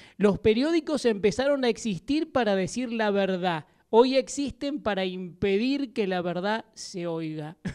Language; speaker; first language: Spanish; native; Spanish